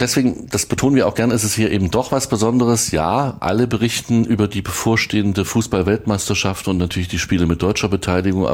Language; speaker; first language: German; native; German